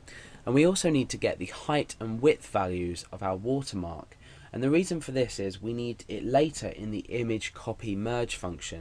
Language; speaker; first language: English; native; English